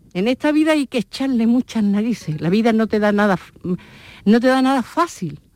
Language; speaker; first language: Spanish; native; Spanish